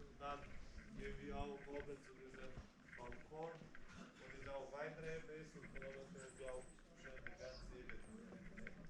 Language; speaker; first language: German; non-native, fluent; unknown